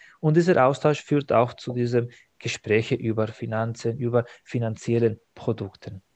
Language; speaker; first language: German; non-native, fluent; Spanish